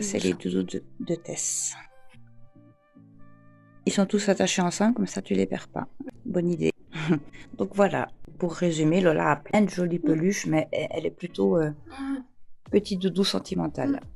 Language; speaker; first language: French; native; French